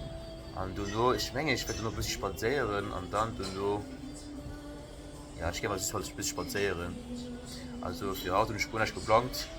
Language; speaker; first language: German; non-native, local second language; Luxembourgish